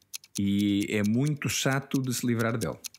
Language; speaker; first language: Portuguese; non-native, fluent; English